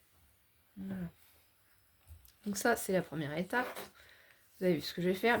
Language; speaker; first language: French; native; French